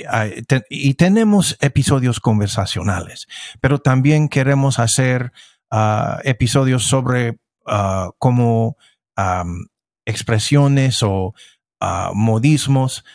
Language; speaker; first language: Spanish; non-native, fluent; English